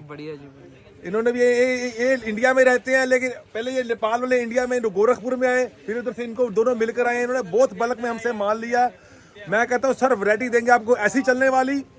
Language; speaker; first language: Hindi; non-native, local second language; Punjabi